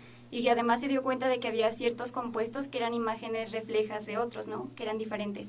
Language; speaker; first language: Spanish; native; Spanish